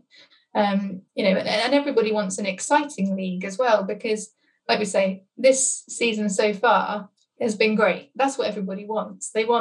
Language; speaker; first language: English; native; English